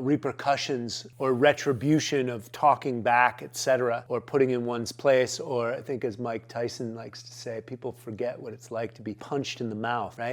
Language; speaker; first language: English; native; English